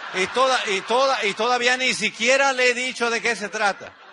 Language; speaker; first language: Spanish; native; Spanish